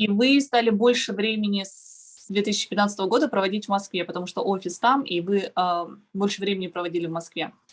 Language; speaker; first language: Russian; native; Russian